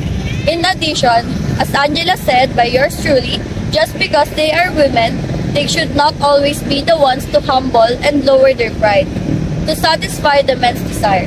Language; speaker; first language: English; non-native, local second language; Filipino